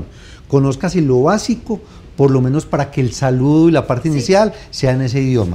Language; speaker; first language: Spanish; native; Spanish